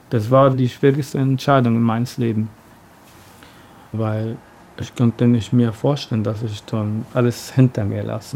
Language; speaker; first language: German; non-native, learner; Arabic